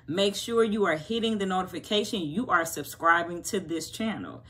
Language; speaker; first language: English; native; English